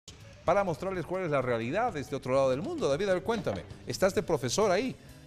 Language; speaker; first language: Spanish; native; Spanish